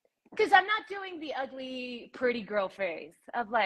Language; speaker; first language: English; early bilingual, other home language; Spanish